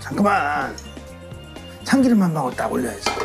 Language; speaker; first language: Korean; native; Korean